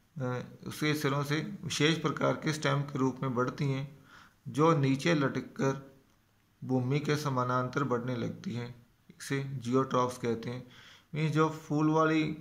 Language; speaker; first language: Hindi; non-native, local second language; Punjabi